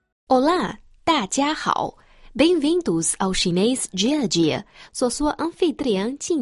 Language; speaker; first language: Portuguese; non-native, fluent; Chinese